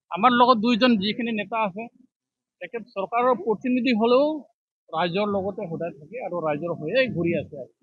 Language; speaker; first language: Assamese; non-native, local second language; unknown